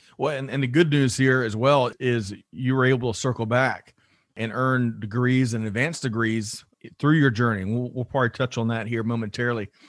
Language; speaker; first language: English; native; English